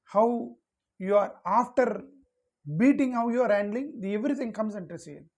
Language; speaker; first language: English; non-native, local second language; Telugu